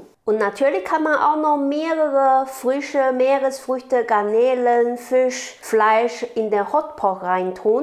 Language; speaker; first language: German; non-native, learner; Chinese